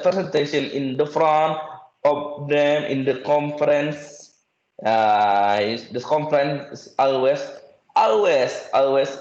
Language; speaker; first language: English; non-native, learner; Indonesian